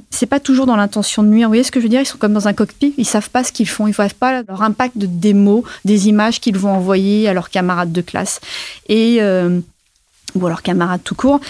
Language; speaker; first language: French; native; French